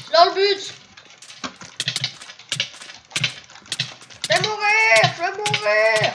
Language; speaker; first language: French; native; French